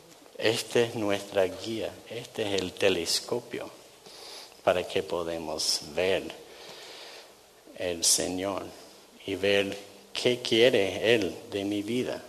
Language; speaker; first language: Spanish; non-native, fluent; English